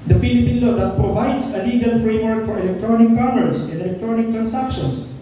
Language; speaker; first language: English; non-native, local second language; Filipino